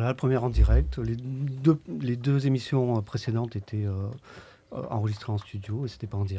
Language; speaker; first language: French; native; French